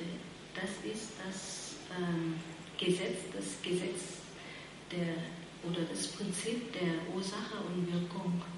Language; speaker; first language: German; non-native, fluent; Vietnamese